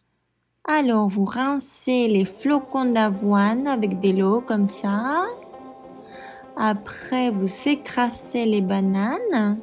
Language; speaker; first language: French; non-native, fluent; Spanish